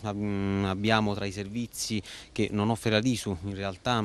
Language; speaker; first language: Italian; native; Italian